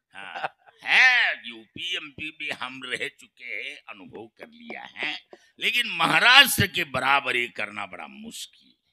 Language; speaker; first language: Hindi; non-native, local second language; Marathi